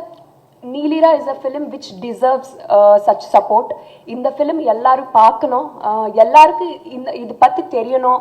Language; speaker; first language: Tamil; non-native, fluent; Telugu